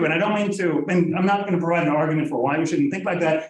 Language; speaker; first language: English; non-native, fluent; Norwegian